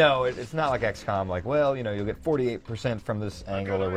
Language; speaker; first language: English; native; English